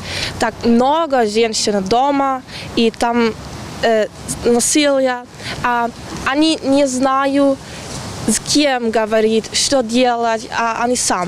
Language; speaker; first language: Ukrainian; non-native, learner; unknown